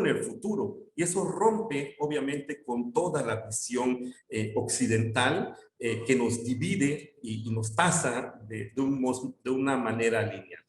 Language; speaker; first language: Spanish; non-native, local second language; Yucateco